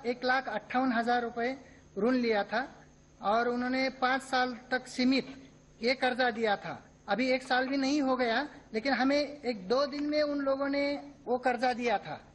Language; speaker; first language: Hindi; non-native, local second language; Marathi